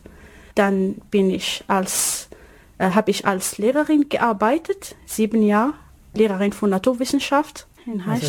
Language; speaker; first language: German; non-native, learner; Arabic